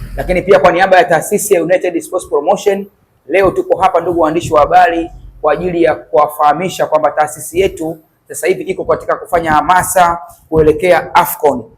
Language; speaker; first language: Swahili; native; Swahili